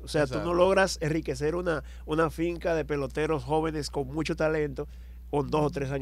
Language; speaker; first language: Spanish; native; Spanish